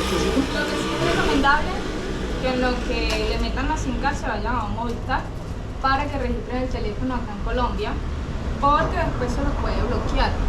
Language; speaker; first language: Spanish; native; Spanish